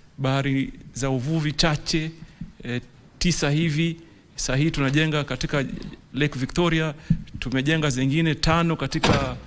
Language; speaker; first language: Swahili; native; Swahili